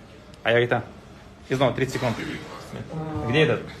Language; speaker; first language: Russian; native; Russian